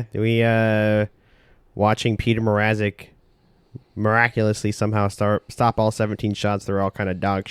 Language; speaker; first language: English; native; English